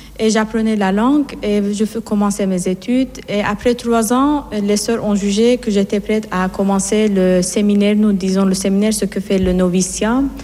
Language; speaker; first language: French; non-native, fluent; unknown